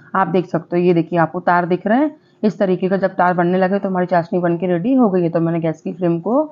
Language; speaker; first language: Hindi; non-native, local second language; Gujarati